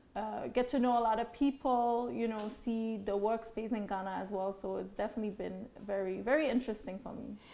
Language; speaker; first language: English; non-native, fluent; Dutch